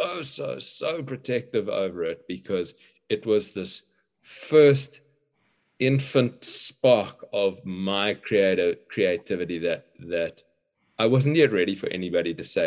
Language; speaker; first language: English; native; English